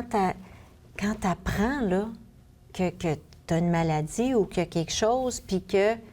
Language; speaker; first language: French; native; French